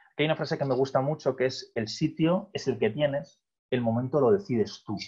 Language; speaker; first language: Spanish; native; Spanish